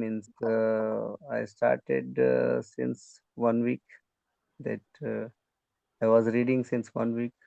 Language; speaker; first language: English; non-native, learner; Kannada